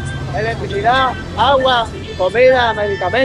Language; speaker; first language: Spanish; native; Spanish